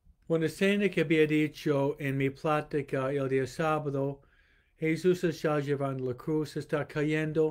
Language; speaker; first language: Spanish; non-native, fluent; English